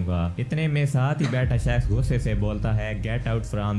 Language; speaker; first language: Hindi; native; Hindi